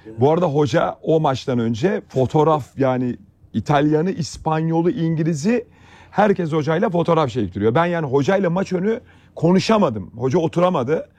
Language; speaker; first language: Turkish; native; Turkish